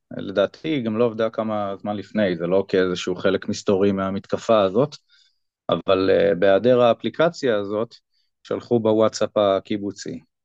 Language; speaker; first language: Hebrew; native; Hebrew